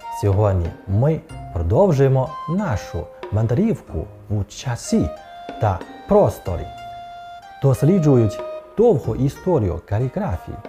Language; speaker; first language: Ukrainian; non-native, fluent; Chinese